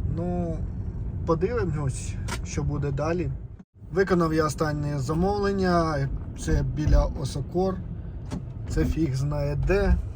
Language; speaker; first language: Ukrainian; non-native, local second language; Russian